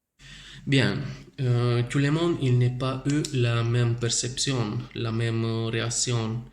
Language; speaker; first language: French; non-native, learner; Italian